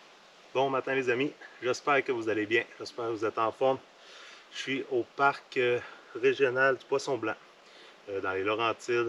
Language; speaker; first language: French; native; French